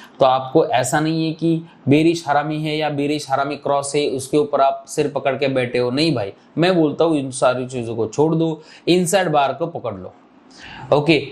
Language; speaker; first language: Hindi; non-native, local second language; Marathi